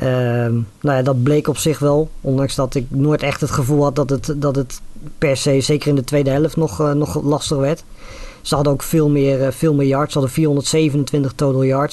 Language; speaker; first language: Dutch; native; Dutch